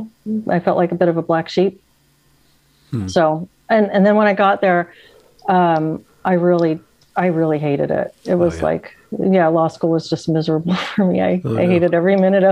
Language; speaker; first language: English; native; English